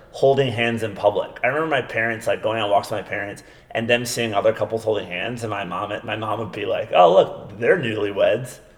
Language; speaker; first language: English; native; English